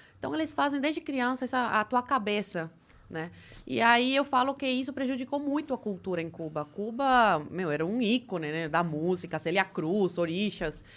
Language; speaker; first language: Portuguese; early bilingual, other home language; Spanish